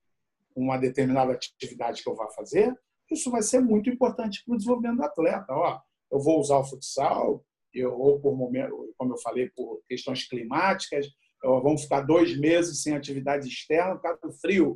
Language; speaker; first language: Portuguese; native; Portuguese